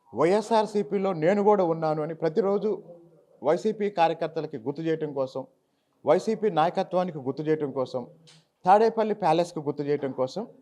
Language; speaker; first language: Telugu; native; Telugu